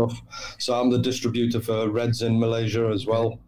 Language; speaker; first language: English; native; English